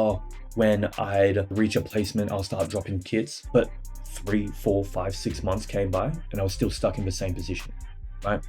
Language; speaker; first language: English; native; English